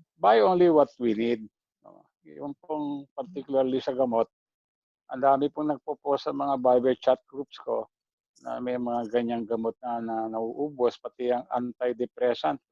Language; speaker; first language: Filipino; native; Filipino